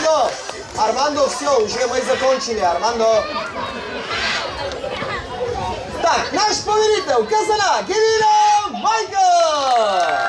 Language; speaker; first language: Russian; non-native, learner; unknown